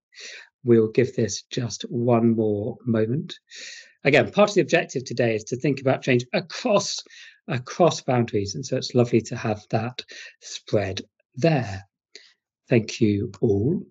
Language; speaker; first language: English; native; English